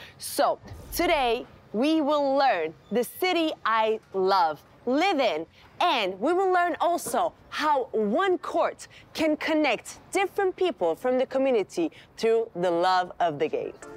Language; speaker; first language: English; non-native, fluent; Turkish